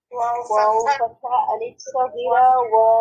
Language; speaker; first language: Arabic; non-native, learner; Bangla